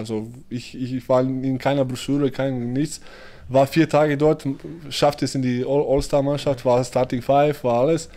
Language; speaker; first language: German; early bilingual, other home language; Bosnian